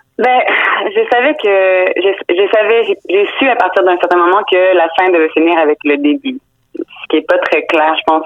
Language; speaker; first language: French; native; French